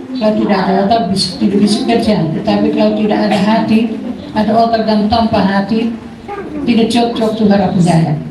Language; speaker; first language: Indonesian; non-native, fluent; Dutch